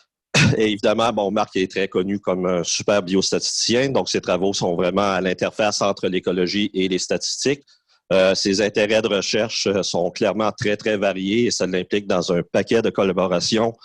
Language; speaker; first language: French; native; French